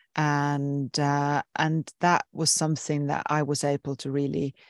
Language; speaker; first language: English; non-native, fluent; Finnish